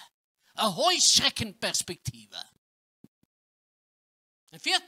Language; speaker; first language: German; non-native, learner; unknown